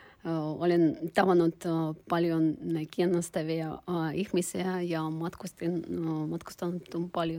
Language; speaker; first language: Finnish; non-native, learner; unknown